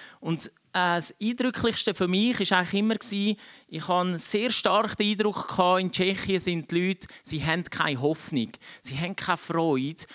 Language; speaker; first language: German; early bilingual, other home language; Czech